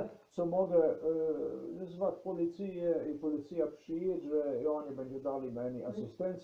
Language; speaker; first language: Polish; non-native, learner; Slovenian